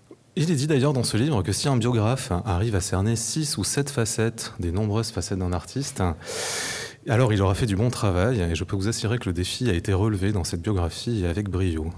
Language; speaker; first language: French; native; French